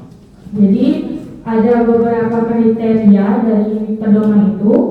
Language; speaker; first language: Indonesian; native; Indonesian